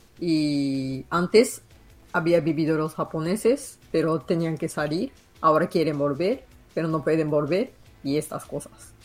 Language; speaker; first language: Spanish; non-native, learner; Japanese